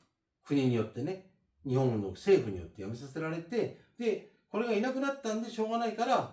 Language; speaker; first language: Japanese; native; Japanese